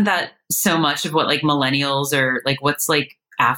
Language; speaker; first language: English; native; English